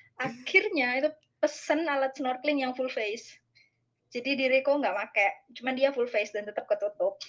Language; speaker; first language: Indonesian; native; Indonesian